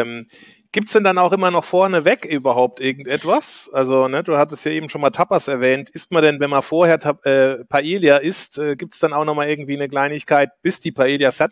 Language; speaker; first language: German; native; German